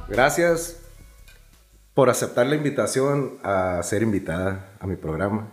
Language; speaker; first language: Spanish; early bilingual, heritage; Spanish